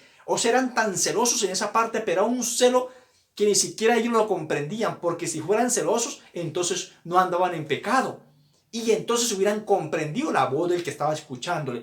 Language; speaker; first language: Spanish; native; Spanish